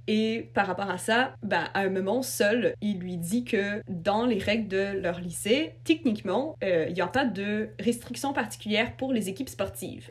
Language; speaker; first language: French; early bilingual, other home language; Russian